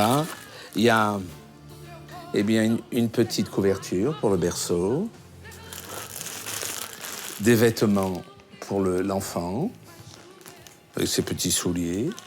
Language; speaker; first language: French; native; French